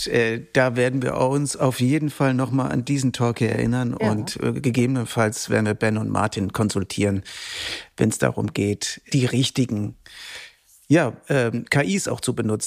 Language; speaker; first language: German; native; German